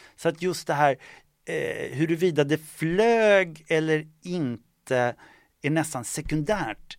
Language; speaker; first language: Swedish; early bilingual, other home language; Estonian